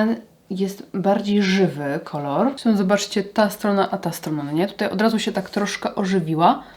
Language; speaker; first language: Polish; native; Polish